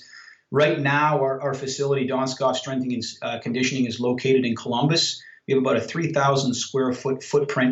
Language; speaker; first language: English; native; English